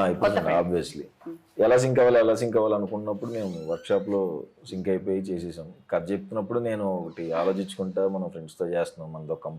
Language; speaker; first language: Telugu; native; Telugu